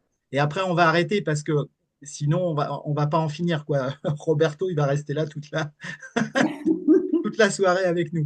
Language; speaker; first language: French; native; French